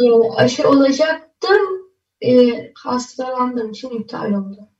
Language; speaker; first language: Turkish; early bilingual, other home language; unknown